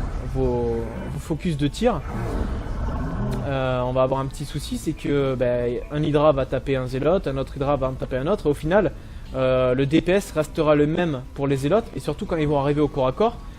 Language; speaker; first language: French; native; French